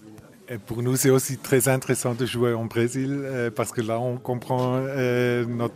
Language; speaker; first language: French; non-native, local second language; German